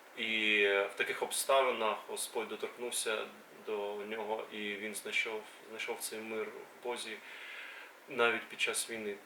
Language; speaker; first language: Ukrainian; native; Ukrainian